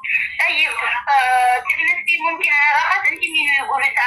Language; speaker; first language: Arabic; non-native, learner; Amharic